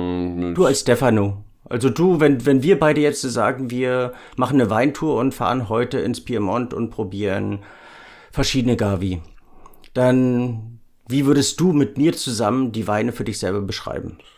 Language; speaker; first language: German; native; German